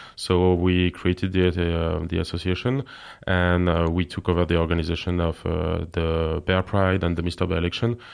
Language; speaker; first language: English; non-native, fluent; French